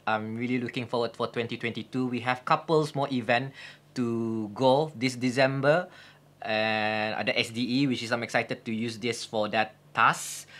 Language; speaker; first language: English; non-native, local second language; Malay